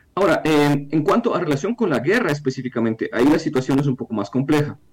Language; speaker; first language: Spanish; non-native, fluent; Ukrainian